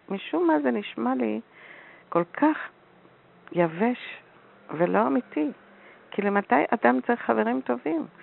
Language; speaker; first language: Hebrew; native; Hebrew